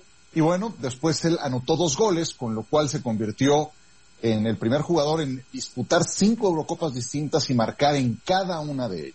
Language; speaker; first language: Spanish; native; Spanish